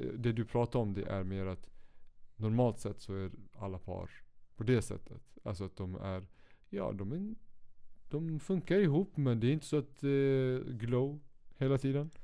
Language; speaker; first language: Swedish; native; Swedish